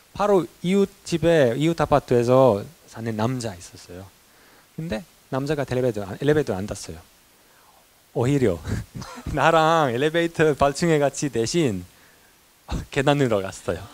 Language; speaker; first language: Korean; non-native, fluent; Finnish